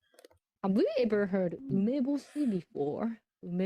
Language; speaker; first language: English; non-native, learner; Japanese